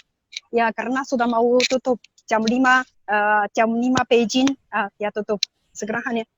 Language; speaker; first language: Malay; non-native, learner; Chinese